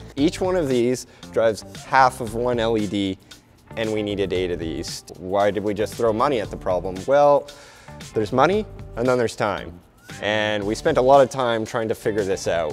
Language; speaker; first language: English; native; English